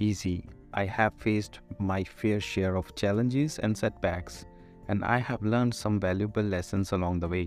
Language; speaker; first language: English; non-native, local second language; Punjabi